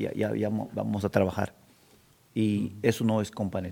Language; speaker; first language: Spanish; early bilingual, heritage; Spanish